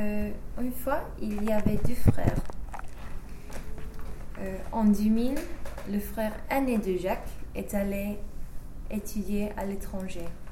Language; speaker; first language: French; non-native, learner; English